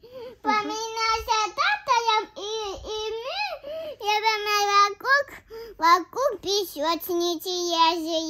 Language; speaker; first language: Russian; early bilingual, heritage; Russian